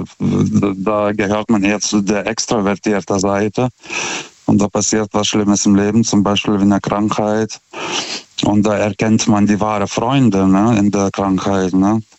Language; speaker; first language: German; non-native, fluent; Lithuanian